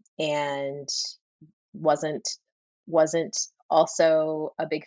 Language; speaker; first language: English; native; English